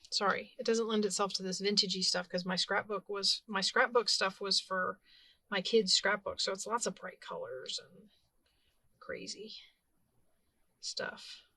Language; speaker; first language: English; native; English